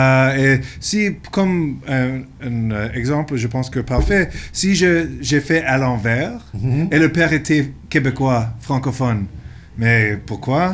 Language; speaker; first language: French; non-native, local second language; English